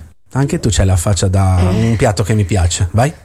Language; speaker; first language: Italian; native; Italian